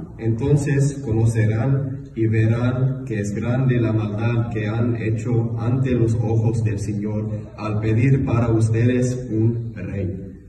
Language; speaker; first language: Spanish; non-native, learner; English